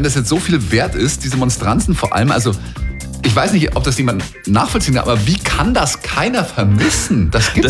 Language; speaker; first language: German; native; German